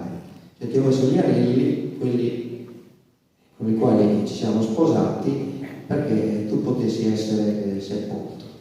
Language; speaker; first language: Italian; native; Italian